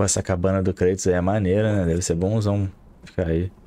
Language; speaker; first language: Portuguese; native; Portuguese